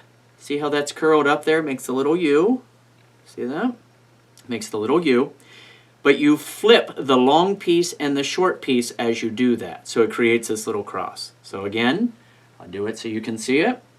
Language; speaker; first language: English; native; English